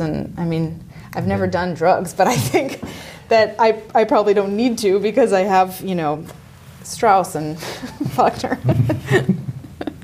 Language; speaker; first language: English; native; English